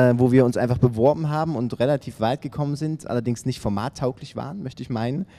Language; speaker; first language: German; native; German